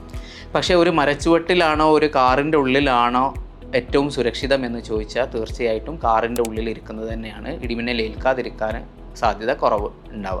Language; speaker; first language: Malayalam; native; Malayalam